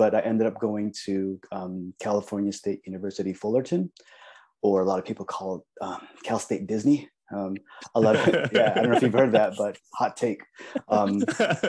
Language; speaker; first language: English; early bilingual, other home language; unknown